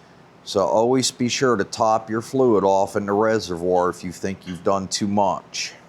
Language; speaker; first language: English; native; English